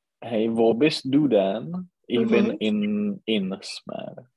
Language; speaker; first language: German; non-native, learner; Czech